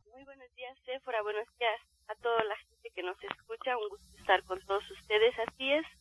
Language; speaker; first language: Spanish; non-native, fluent; Romanian